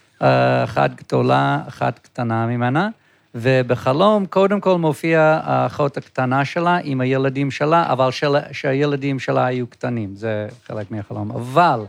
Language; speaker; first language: Hebrew; non-native, fluent; English